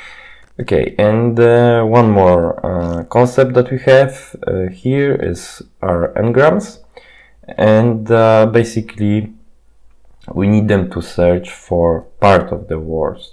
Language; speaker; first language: English; non-native, fluent; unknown